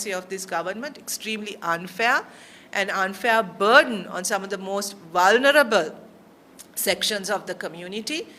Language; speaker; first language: English; non-native, local second language; Sinhala